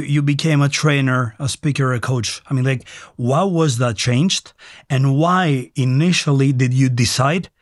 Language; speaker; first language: English; non-native, fluent; Greek